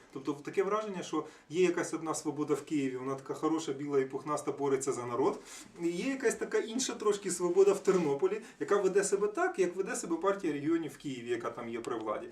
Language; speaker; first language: Ukrainian; native; Ukrainian